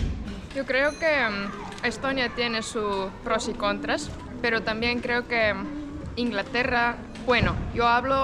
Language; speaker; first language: Spanish; non-native, fluent; Estonian